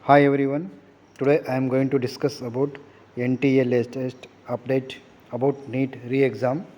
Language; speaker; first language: English; non-native, local second language; Kannada